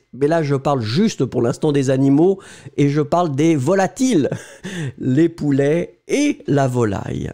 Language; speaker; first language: French; native; French